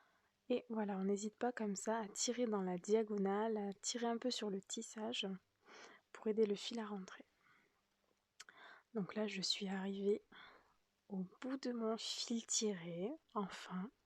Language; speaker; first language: French; native; French